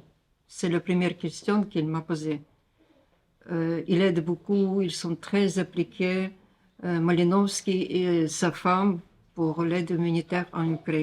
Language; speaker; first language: French; non-native, learner; Ukrainian